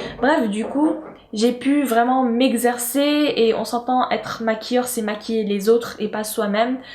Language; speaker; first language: French; non-native, local second language; Arabic